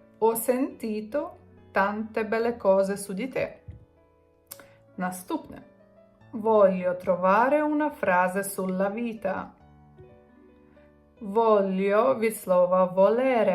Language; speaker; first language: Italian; non-native, fluent; Ukrainian